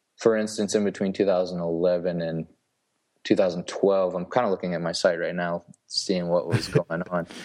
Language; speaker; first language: English; native; English